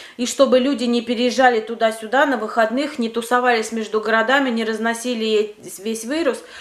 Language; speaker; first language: Russian; native; Russian